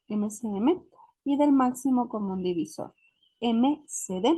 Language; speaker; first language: Spanish; native; Spanish